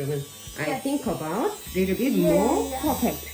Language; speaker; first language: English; non-native, learner; Korean